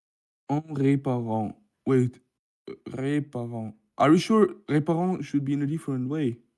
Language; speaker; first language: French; non-native, learner; Russian